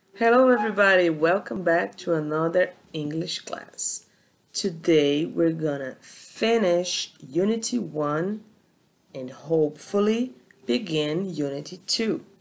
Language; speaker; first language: English; non-native, fluent; Portuguese